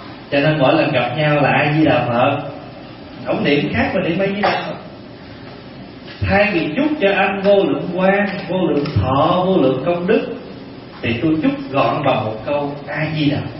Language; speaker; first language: Vietnamese; native; Vietnamese